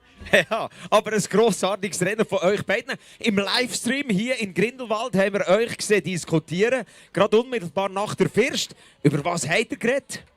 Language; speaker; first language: German; native; German